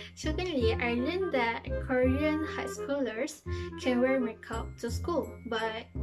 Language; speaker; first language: English; non-native, local second language; Malay